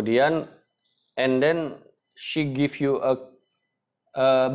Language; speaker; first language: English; non-native, learner; Indonesian